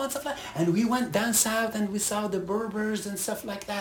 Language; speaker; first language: English; non-native, fluent; Arabic